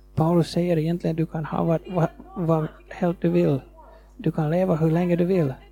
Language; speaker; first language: Swedish; non-native, fluent; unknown